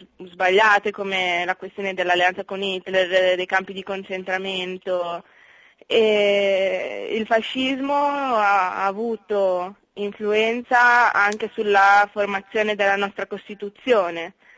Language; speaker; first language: Italian; native; Italian